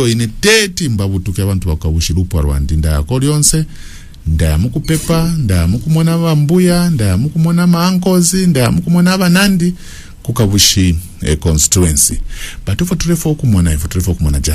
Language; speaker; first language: English; non-native, local second language; Bemba